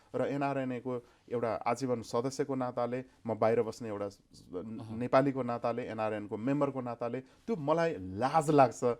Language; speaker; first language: Nepali; native; Nepali